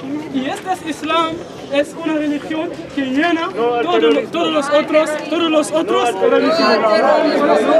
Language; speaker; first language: Spanish; non-native, learner; Arabic